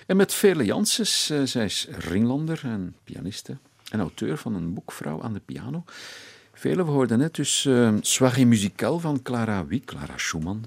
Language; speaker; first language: Dutch; native; Dutch